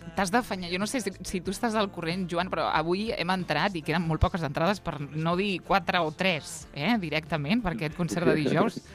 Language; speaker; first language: Catalan; native; Catalan